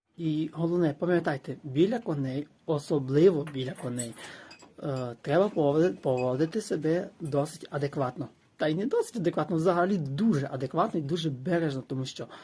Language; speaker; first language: Ukrainian; native; Ukrainian